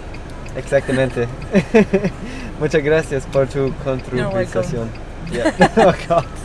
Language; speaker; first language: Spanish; non-native, learner; German